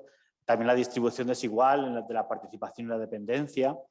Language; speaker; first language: Spanish; native; Spanish